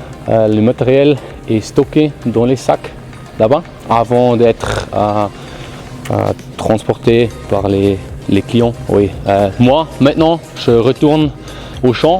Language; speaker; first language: French; non-native, fluent; German